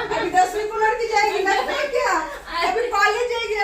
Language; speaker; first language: Hindi; non-native, local second language; Marathi